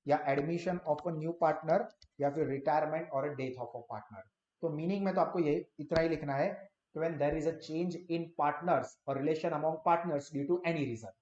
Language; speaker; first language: Hindi; non-native, local second language; Gujarati